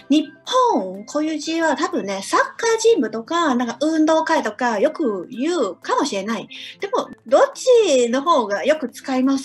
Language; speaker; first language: Japanese; non-native, fluent; Cantonese